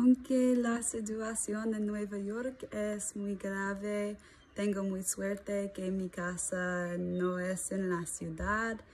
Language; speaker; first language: Spanish; non-native, learner; English